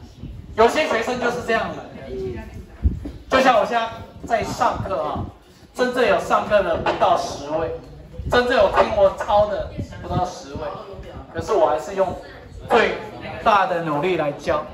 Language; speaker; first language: Chinese; native; Chinese